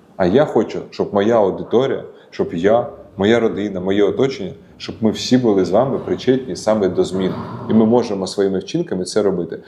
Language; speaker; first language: Ukrainian; non-native, local second language; Russian